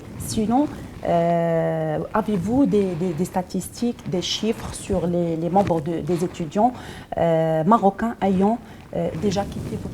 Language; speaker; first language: French; non-native, local second language; Arabic